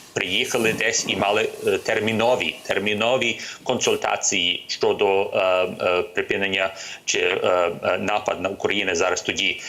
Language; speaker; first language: Ukrainian; early bilingual, other home language; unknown